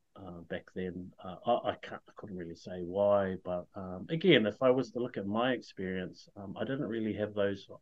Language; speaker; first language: English; native; English